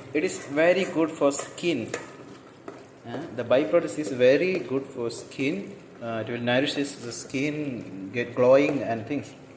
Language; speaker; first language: English; non-native, local second language; Malayalam